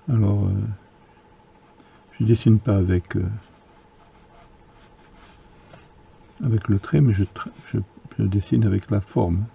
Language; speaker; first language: French; native; French